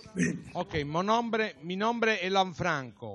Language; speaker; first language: Spanish; non-native, learner; Italian